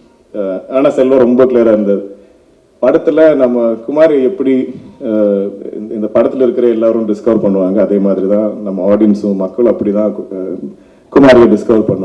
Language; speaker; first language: Tamil; non-native, local second language; Malayalam